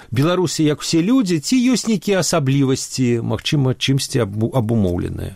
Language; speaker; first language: Belarusian; native; Belarusian